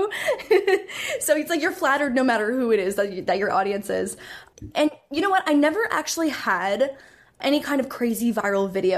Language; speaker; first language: English; native; English